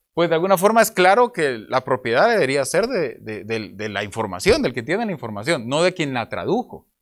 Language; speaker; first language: Spanish; native; Spanish